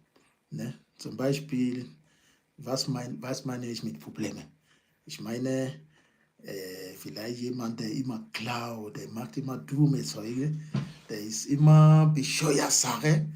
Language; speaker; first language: German; non-native, learner; Yoruba